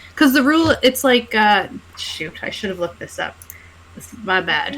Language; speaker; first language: English; native; English